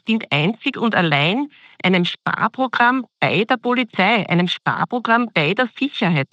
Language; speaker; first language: German; native; German